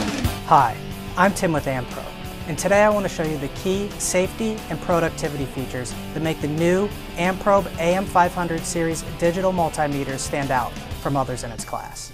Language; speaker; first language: English; native; English